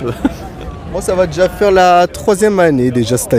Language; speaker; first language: French; native; French